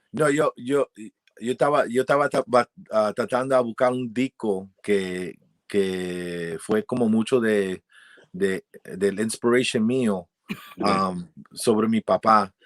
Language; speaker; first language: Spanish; early bilingual, heritage; English